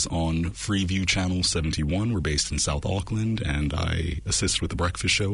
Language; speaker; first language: English; native; English